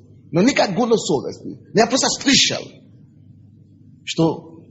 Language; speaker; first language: Russian; non-native, fluent; Yoruba